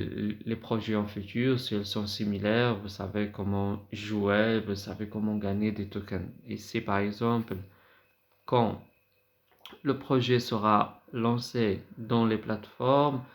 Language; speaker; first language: French; non-native, fluent; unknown